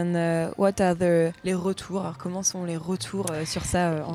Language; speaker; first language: French; native; French